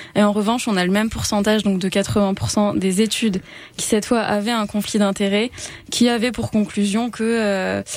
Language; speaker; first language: French; native; French